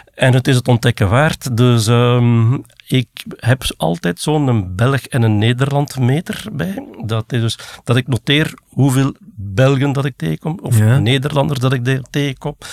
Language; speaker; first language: Dutch; native; Dutch